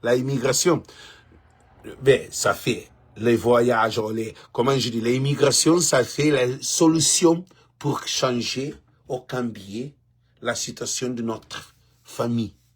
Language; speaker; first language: French; non-native, learner; Portuguese